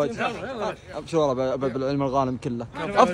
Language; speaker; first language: Arabic; native; Arabic